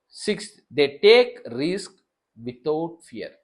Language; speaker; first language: English; non-native, local second language; Tamil